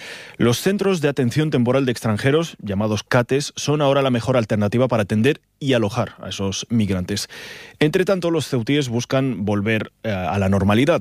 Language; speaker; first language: Spanish; native; Spanish